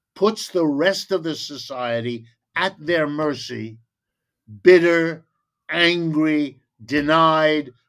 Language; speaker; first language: English; native; English